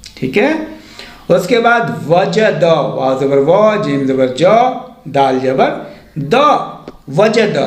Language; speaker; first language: Hindi; native; Hindi